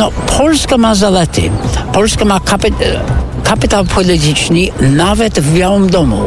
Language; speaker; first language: Polish; non-native, fluent; English